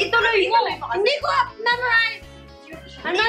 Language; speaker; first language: Filipino; early bilingual, heritage; English